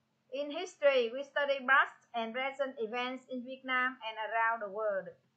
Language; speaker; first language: English; non-native, fluent; Vietnamese